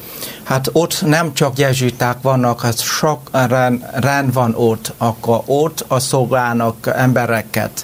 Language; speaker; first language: Hungarian; non-native, learner; Vietnamese